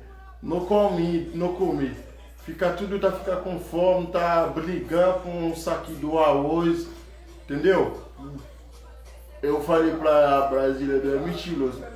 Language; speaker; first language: Portuguese; non-native, learner; Haitian Creole